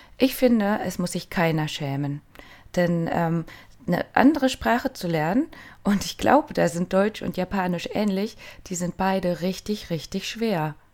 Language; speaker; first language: German; native; German